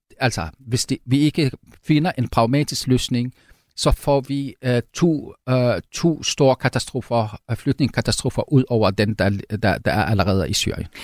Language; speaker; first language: Danish; non-native, fluent; Arabic